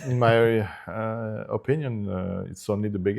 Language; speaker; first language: English; non-native, fluent; Italian